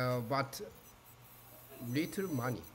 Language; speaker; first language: English; non-native, learner; Japanese